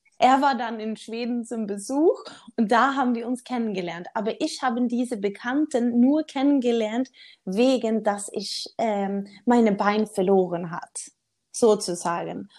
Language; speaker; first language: German; non-native, learner; Swedish